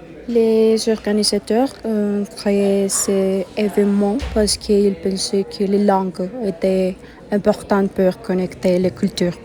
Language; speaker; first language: French; non-native, learner; Spanish